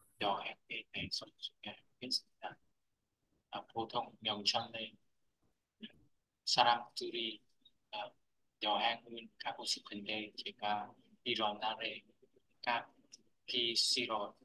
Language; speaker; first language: Korean; non-native, learner; Vietnamese